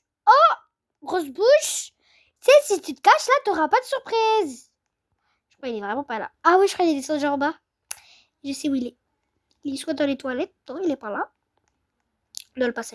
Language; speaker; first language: French; native; French